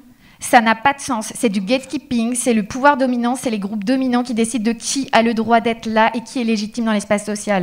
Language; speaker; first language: French; native; French